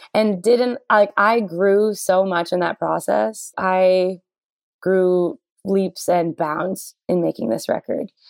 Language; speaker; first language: English; native; English